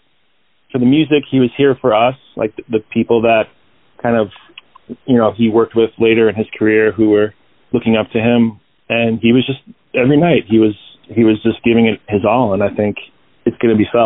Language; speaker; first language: English; native; English